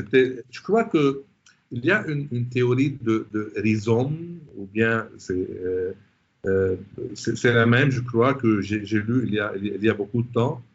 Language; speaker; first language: French; non-native, local second language; Arabic